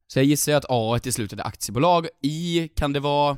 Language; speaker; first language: Swedish; native; Swedish